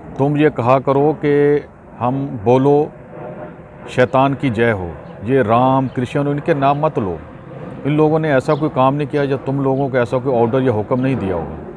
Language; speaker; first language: Urdu; non-native, local second language; Punjabi